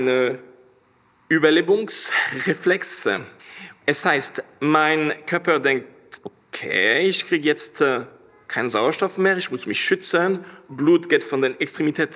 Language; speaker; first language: German; non-native, fluent; French